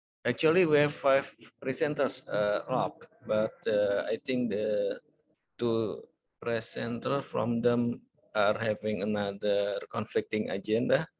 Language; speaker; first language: English; non-native, fluent; Indonesian